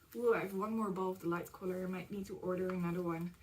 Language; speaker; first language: English; non-native, fluent; Dutch